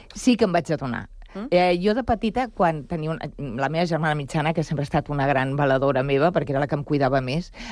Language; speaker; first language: Catalan; early bilingual, other home language; Spanish